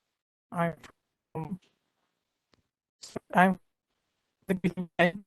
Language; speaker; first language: English; non-native, local second language; Malay